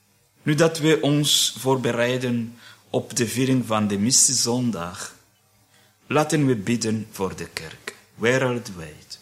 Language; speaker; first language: Dutch; non-native, fluent; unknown